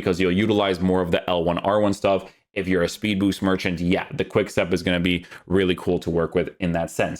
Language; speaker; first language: English; native; English